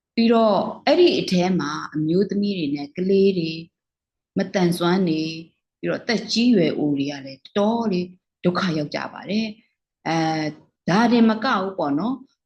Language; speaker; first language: Burmese; non-native, local second language; Kachin